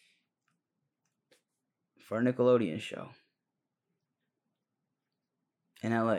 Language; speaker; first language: English; early bilingual, other home language; Spanish